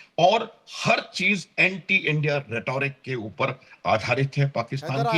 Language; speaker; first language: Hindi; native; Hindi